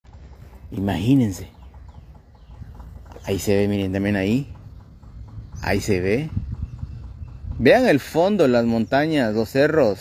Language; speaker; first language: Spanish; native; Spanish